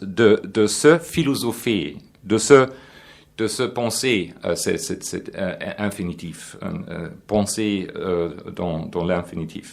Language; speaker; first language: French; non-native, fluent; German